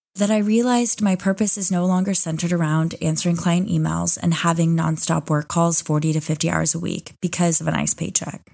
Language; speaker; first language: English; native; English